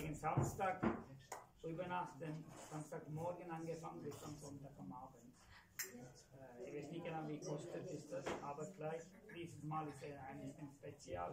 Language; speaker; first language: German; non-native, learner; Tamil